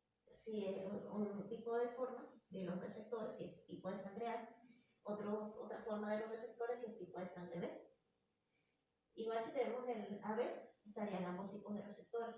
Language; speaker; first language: Spanish; native; Spanish